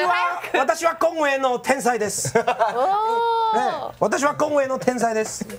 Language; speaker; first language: Japanese; non-native, learner; Chinese